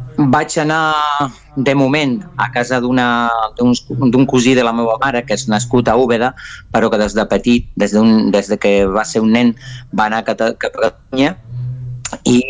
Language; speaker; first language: Catalan; non-native, fluent; Spanish